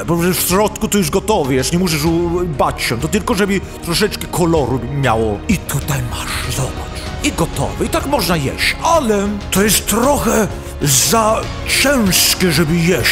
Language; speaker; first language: Polish; early bilingual, heritage; Polish